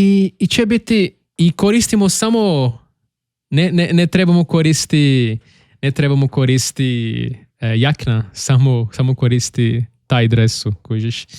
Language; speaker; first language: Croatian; non-native, learner; Portuguese